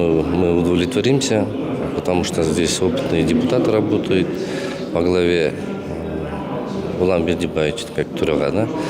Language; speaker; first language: Russian; non-native, local second language; Kyrgyz